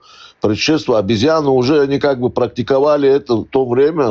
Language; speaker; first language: Russian; native; Russian